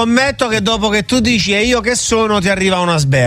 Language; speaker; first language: Italian; native; Italian